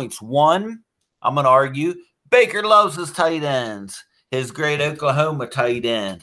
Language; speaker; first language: English; native; English